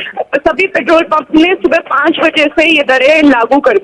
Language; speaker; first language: Hindi; native; Hindi